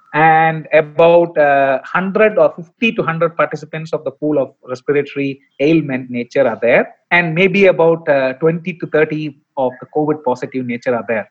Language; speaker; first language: English; non-native, local second language; Malayalam